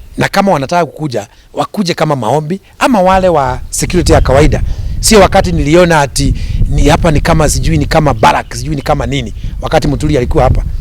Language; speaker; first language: Swahili; non-native, local second language; Kikuyu